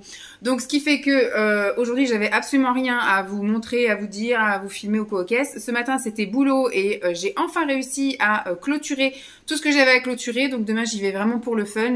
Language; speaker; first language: French; native; French